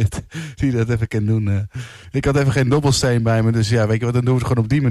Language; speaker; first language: Dutch; native; Dutch